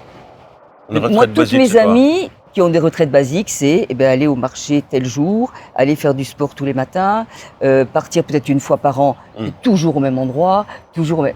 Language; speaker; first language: French; native; French